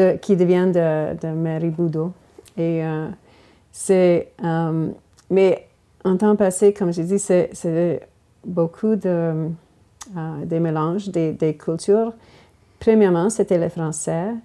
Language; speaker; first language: French; non-native, local second language; English